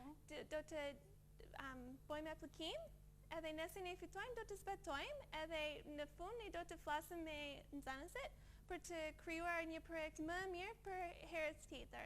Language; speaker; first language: Albanian; non-native, learner; English